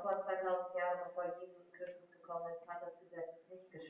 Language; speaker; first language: German; non-native, fluent; Russian